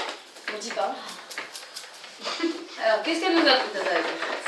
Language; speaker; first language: French; native; French